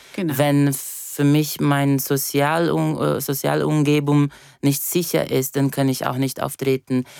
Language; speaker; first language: German; non-native, fluent; Portuguese